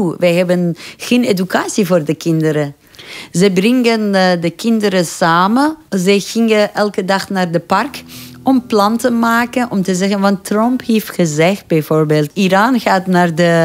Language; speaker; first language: Dutch; non-native, fluent; Persian